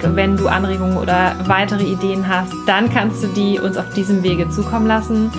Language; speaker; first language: German; native; German